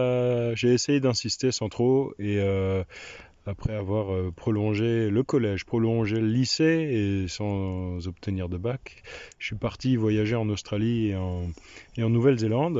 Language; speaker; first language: French; native; French